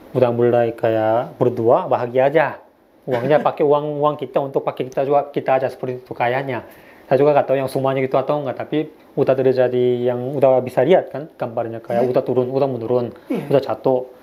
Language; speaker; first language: Indonesian; non-native, fluent; Korean